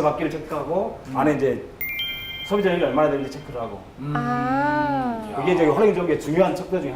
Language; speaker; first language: Korean; native; Korean